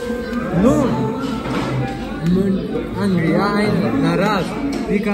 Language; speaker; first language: English; non-native, learner; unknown